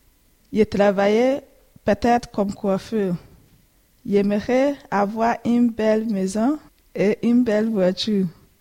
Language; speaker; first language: French; non-native, learner; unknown